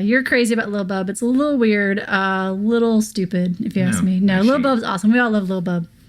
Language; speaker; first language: English; native; English